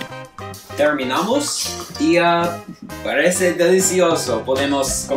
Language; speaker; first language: Spanish; non-native, learner; English